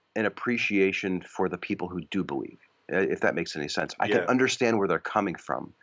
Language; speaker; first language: English; native; English